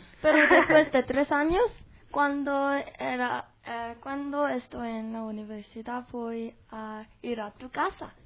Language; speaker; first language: Spanish; non-native, learner; Korean